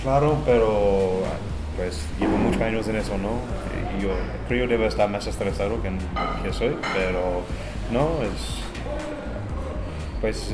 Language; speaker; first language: Spanish; non-native, fluent; English